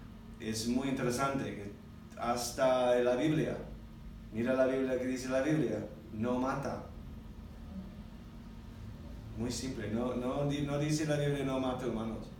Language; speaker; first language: Spanish; non-native, learner; English